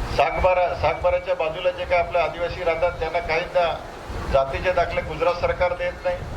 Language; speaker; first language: Marathi; non-native, local second language; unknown